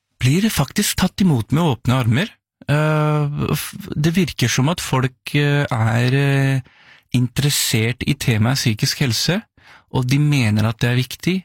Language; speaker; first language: Norwegian; early bilingual, other home language; Urdu